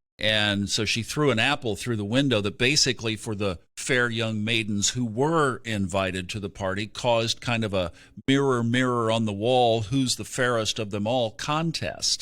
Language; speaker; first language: English; native; English